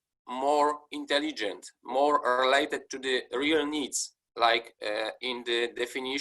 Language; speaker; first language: English; non-native, fluent; Polish